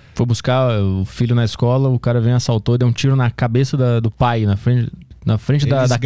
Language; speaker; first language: Portuguese; native; Portuguese